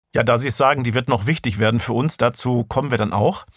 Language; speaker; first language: German; native; German